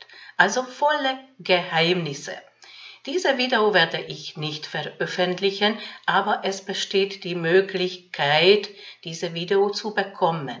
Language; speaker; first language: German; non-native, fluent; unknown